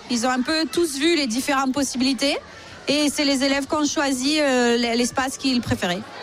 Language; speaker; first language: French; native; French